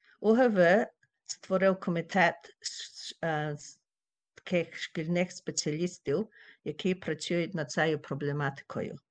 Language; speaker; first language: Ukrainian; early bilingual, heritage; Ukrainian